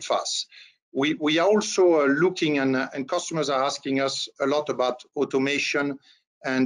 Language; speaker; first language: English; non-native, fluent; French